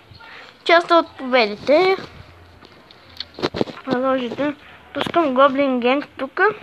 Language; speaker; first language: Bulgarian; native; Bulgarian